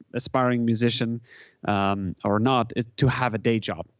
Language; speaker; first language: English; non-native, fluent; German